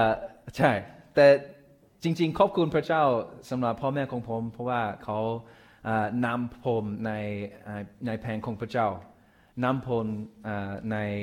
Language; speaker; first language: Thai; non-native, fluent; English